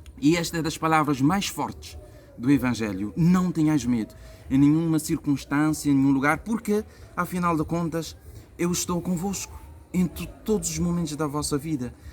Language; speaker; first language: Portuguese; non-native, local second language; Kabuverdianu